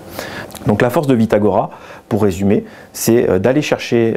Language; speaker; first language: French; native; French